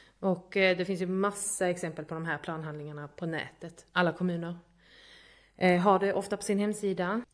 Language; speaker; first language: Swedish; native; Swedish